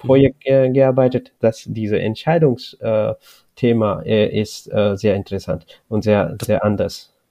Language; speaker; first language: German; non-native, learner; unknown